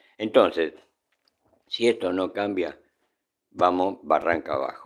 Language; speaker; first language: Spanish; native; Spanish